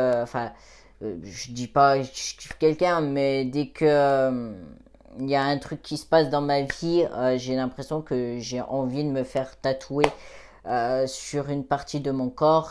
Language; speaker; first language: French; native; French